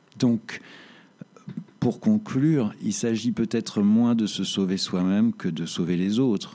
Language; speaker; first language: French; native; French